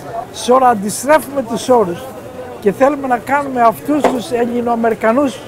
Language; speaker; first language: Greek; native; Greek